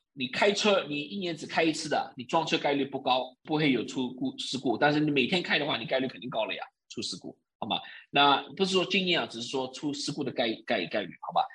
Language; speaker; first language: Chinese; early bilingual, heritage; Chinese